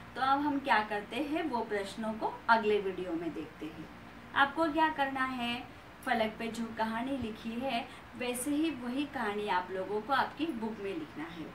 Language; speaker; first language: Hindi; non-native, local second language; Marathi